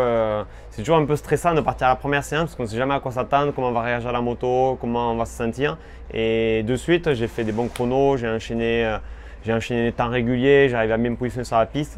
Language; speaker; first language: French; native; French